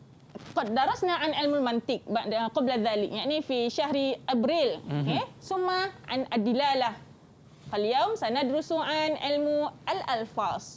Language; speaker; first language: Arabic; non-native, fluent; Malay